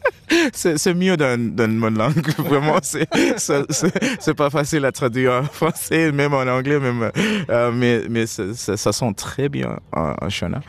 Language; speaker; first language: French; non-native, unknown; Shona